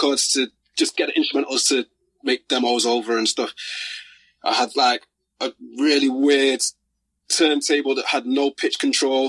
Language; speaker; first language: English; native; English